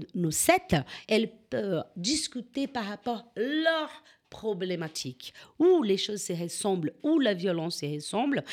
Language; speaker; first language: French; non-native, fluent; Portuguese